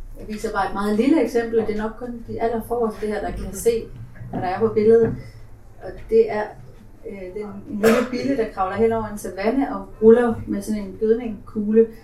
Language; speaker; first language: Danish; native; Danish